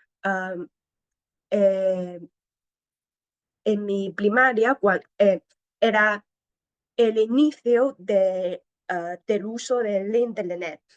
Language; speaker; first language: Spanish; non-native, learner; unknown